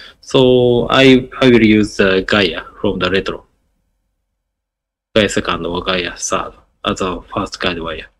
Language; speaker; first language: English; non-native, learner; Japanese